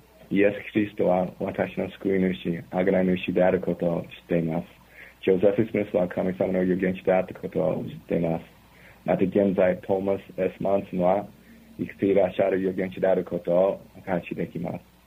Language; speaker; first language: Japanese; non-native, fluent; English